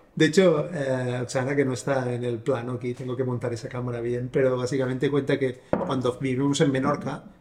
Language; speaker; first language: Spanish; native; Spanish